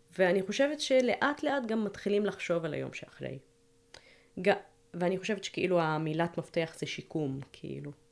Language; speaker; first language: Hebrew; non-native, local second language; Arabic